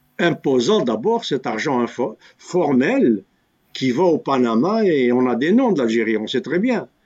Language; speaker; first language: French; non-native, local second language; Kabyle